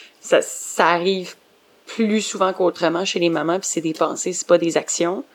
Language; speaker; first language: French; native; French